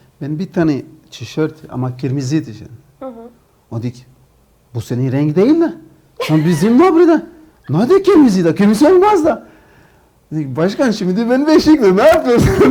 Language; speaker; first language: Turkish; non-native, learner; Portuguese